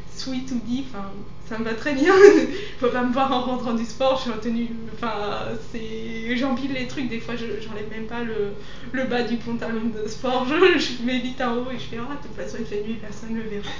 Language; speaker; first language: French; native; French